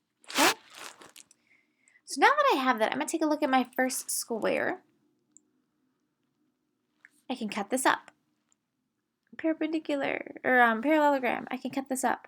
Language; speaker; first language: English; native; English